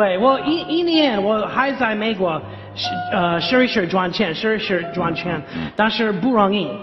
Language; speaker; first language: Chinese; non-native, learner; English